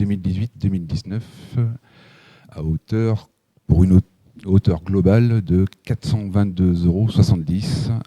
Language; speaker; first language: French; native; French